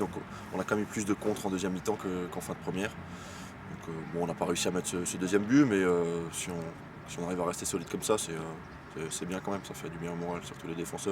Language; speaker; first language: French; native; French